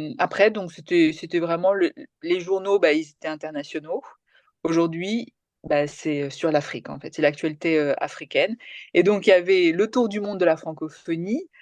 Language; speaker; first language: French; early bilingual, other home language; Malayalam